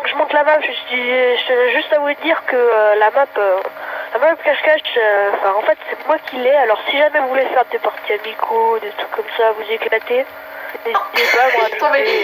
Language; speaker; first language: French; native; French